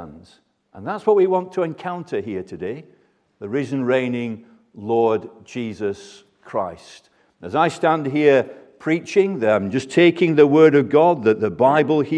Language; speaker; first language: English; native; English